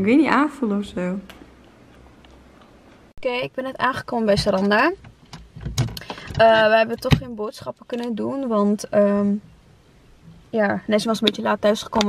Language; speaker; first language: Dutch; native; Dutch